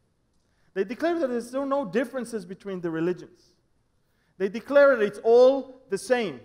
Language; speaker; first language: English; non-native, fluent; Hebrew